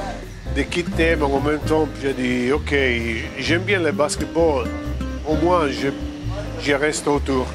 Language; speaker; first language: French; non-native, fluent; Italian